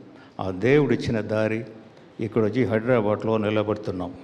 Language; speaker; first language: Telugu; non-native, learner; Tamil